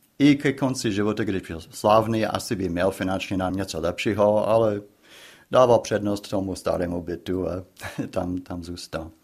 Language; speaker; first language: Czech; non-native, fluent; English